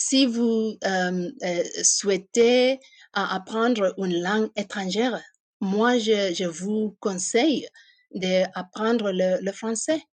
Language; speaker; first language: French; non-native, fluent; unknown